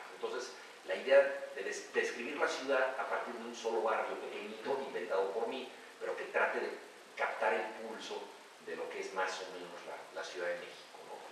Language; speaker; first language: Spanish; native; Spanish